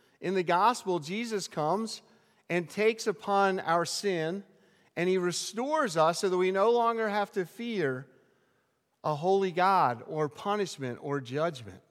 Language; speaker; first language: English; native; English